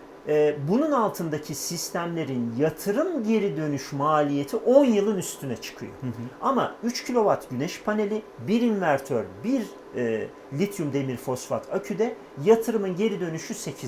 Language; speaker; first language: Turkish; native; Turkish